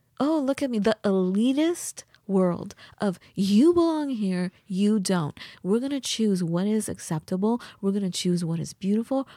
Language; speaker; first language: English; early bilingual, other home language; Persian